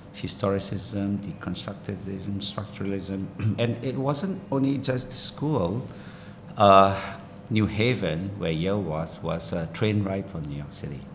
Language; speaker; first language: English; non-native, local second language; Min Nan Chinese